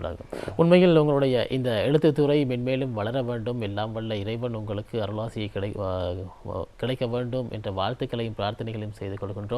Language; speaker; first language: Tamil; native; Tamil